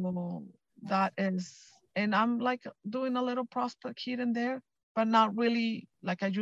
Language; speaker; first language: English; non-native, fluent; Spanish